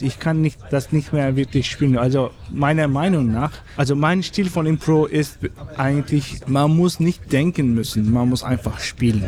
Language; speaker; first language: German; non-native, fluent; Turkish